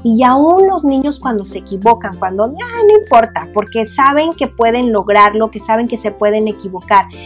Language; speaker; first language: Spanish; native; Spanish